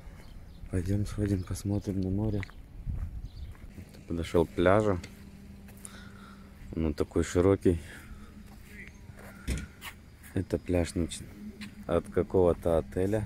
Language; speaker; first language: Russian; native; Russian